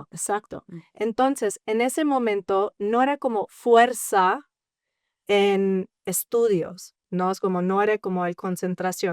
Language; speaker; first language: Spanish; early bilingual, heritage; English